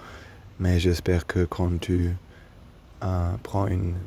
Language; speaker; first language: French; non-native, learner; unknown